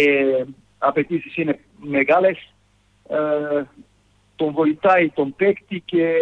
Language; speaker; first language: Greek; non-native, fluent; Serbian